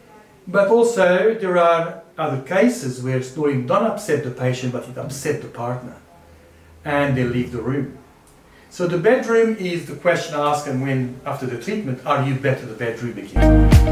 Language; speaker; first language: English; non-native, fluent; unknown